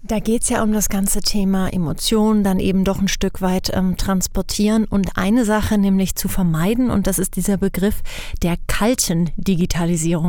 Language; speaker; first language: German; native; German